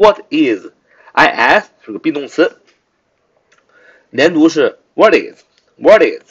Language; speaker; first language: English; non-native, fluent; Chinese